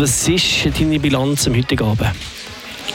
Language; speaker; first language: German; native; German